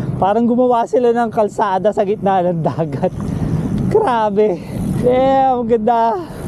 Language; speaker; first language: Filipino; non-native, local second language; Pampanga